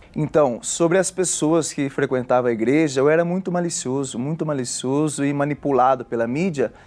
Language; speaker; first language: Portuguese; native; Portuguese